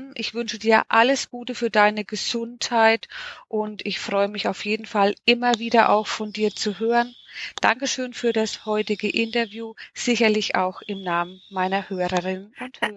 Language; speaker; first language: German; native; German